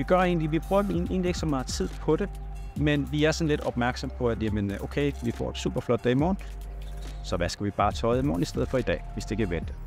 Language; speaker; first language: Danish; non-native, fluent; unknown